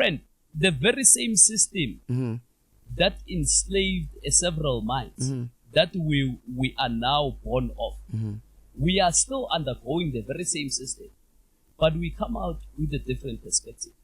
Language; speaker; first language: English; non-native, local second language; Zulu